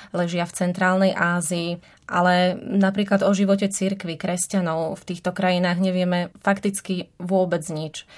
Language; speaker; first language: Slovak; native; Slovak